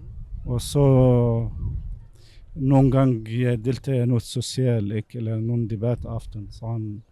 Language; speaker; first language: Danish; non-native, fluent; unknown